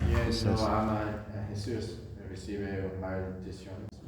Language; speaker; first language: Spanish; non-native, learner; Korean